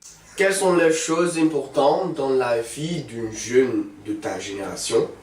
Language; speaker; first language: French; non-native, learner; Dutch